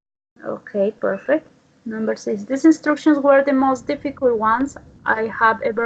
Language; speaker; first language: English; non-native, learner; Spanish